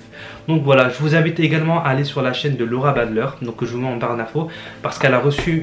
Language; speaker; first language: French; native; French